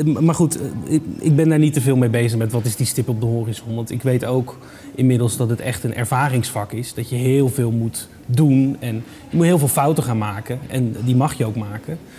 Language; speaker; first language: Dutch; native; Dutch